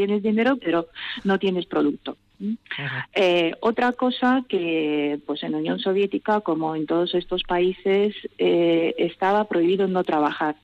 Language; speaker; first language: Spanish; non-native, fluent; Russian